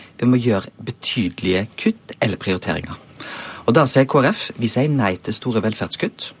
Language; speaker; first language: Norwegian; native; Norwegian